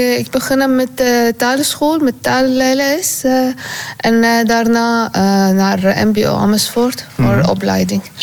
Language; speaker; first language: Dutch; non-native, learner; Arabic